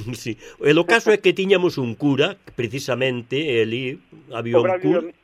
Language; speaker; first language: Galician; native; Galician